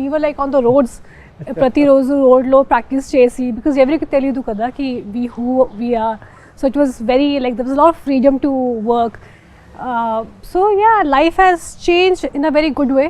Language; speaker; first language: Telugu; non-native, local second language; Hindi